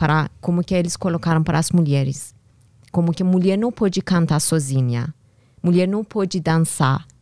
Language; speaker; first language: Portuguese; non-native, learner; Persian